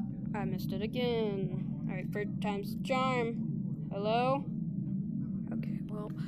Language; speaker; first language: English; native; English